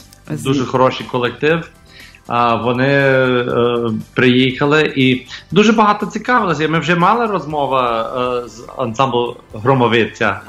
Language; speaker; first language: Ukrainian; early bilingual, heritage; English